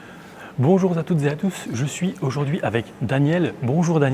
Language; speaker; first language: French; native; French